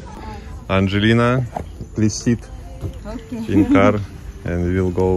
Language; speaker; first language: English; non-native, learner; Russian